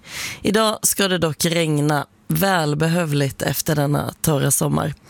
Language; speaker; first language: Swedish; native; Swedish